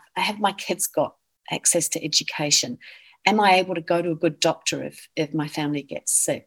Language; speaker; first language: English; native; English